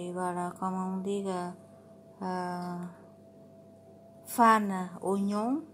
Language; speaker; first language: French; non-native, learner; Vietnamese